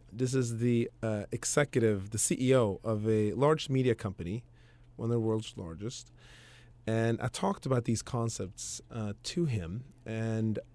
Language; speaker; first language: English; early bilingual, other home language; Swedish